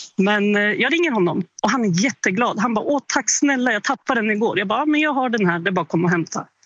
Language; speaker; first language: Swedish; native; Swedish